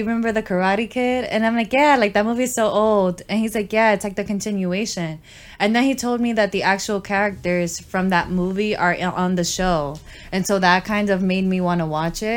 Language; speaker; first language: English; native; English